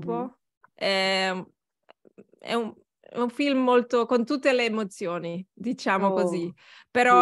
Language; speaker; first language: Italian; non-native, learner; Catalan